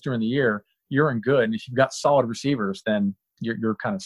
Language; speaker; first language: English; native; English